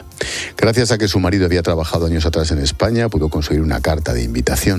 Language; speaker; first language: Spanish; native; Spanish